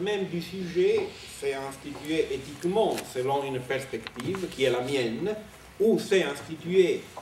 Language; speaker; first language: French; non-native, fluent; Italian